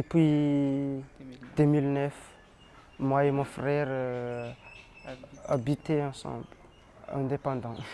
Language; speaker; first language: French; non-native, local second language; Malagasy